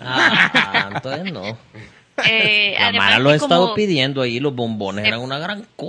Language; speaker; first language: Spanish; native; Spanish